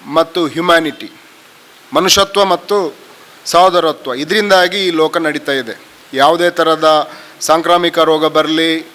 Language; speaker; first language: Kannada; native; Kannada